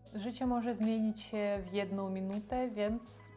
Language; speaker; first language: Polish; non-native, learner; Russian